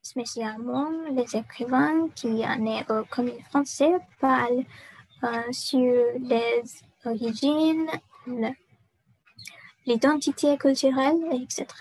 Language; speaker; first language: French; non-native, learner; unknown